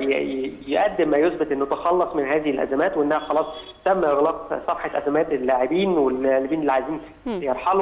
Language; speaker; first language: Arabic; native; Arabic